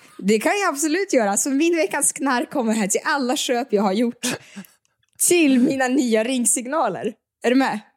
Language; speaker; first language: Swedish; native; Swedish